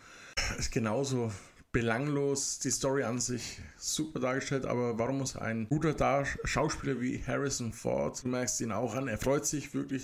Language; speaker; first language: German; native; German